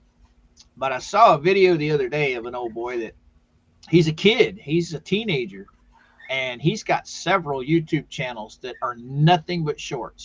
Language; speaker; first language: English; native; English